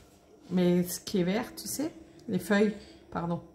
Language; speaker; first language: French; native; French